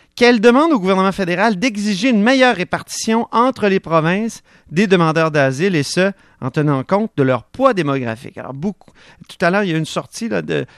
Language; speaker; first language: French; native; French